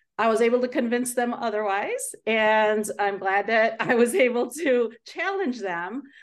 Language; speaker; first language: English; native; English